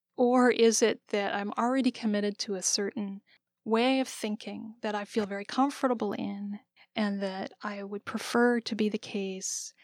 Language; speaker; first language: English; native; English